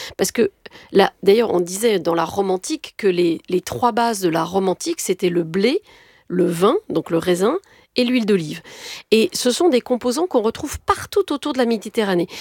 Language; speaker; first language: French; native; French